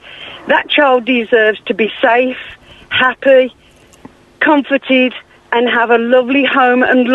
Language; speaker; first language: English; native; English